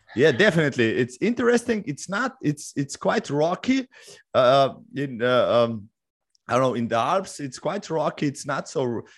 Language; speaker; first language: English; non-native, fluent; Slovenian